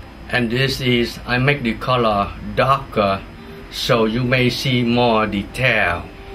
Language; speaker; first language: English; non-native, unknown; Vietnamese